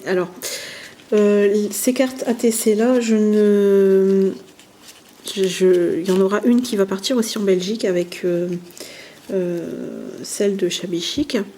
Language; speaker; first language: French; native; French